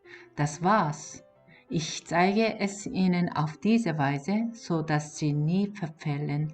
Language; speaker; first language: German; non-native, learner; Korean